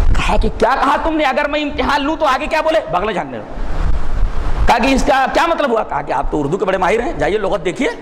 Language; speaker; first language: Urdu; native; Urdu